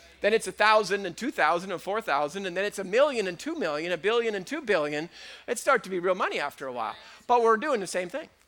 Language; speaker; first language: English; native; English